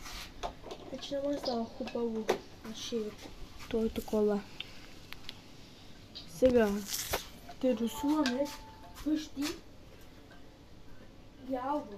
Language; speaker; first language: Bulgarian; early bilingual, heritage; Bulgarian